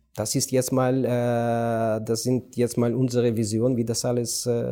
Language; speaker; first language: German; non-native, fluent; Ukrainian